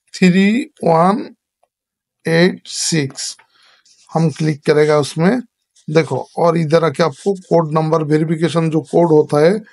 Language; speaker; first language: Hindi; non-native, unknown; Bangla